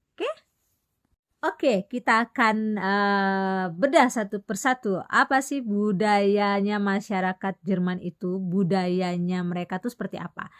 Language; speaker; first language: Indonesian; native; Indonesian